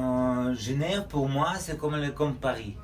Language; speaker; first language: French; non-native, learner; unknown